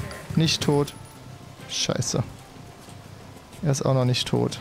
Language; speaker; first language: German; native; German